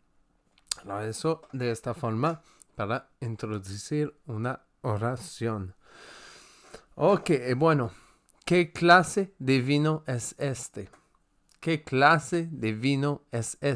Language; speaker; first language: Spanish; non-native, learner; French